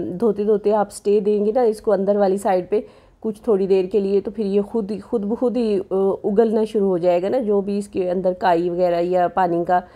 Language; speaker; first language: Urdu; native; Urdu